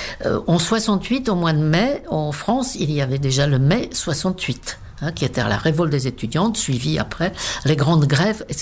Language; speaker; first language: French; non-native, fluent; Czech